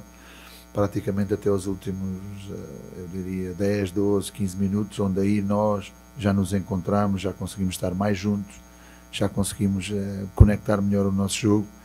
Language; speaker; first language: Portuguese; native; Portuguese